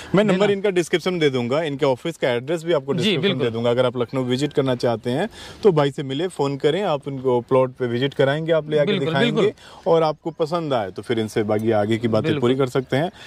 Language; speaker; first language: Hindi; native; Hindi